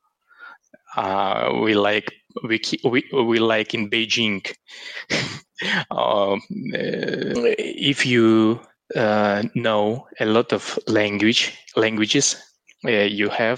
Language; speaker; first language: English; non-native, learner; Russian